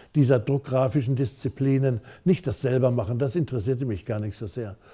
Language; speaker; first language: German; native; German